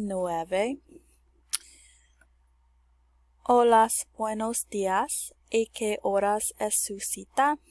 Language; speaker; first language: Spanish; non-native, learner; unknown